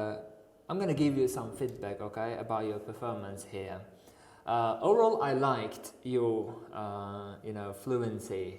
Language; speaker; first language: English; non-native, fluent; Uzbek